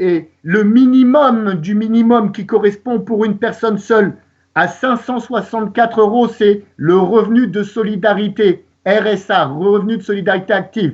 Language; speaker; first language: French; native; French